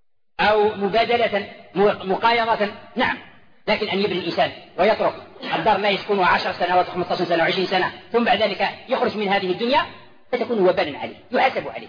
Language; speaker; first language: Arabic; native; Arabic